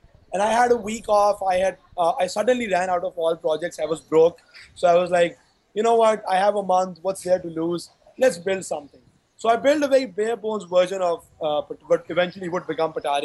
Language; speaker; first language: English; non-native, local second language; Urdu